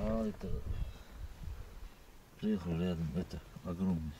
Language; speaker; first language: Russian; non-native, learner; Uzbek